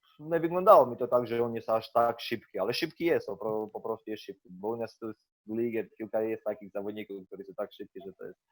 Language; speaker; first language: Polish; non-native, fluent; Croatian